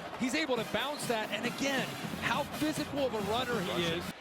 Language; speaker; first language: English; native; English